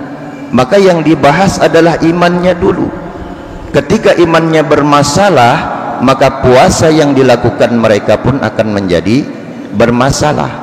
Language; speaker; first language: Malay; non-native, local second language; Banjar